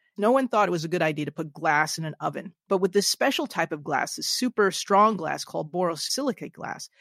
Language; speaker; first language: English; native; English